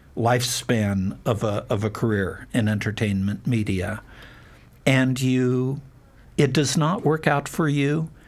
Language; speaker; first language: English; native; English